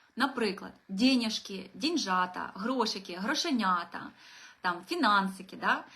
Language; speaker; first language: Ukrainian; non-native, local second language; Russian